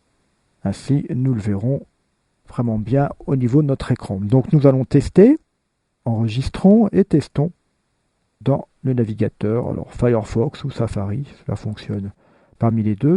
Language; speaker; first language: French; native; French